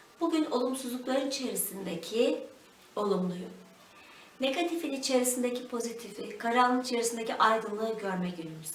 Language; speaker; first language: Turkish; native; Turkish